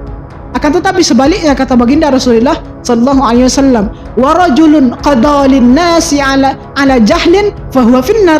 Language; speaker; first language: Indonesian; native; Indonesian